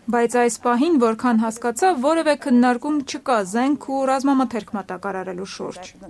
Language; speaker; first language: Armenian; native; Armenian